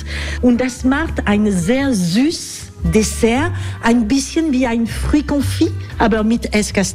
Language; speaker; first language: German; non-native, learner; French